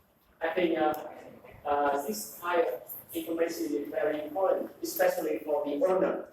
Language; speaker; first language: English; non-native, fluent; Vietnamese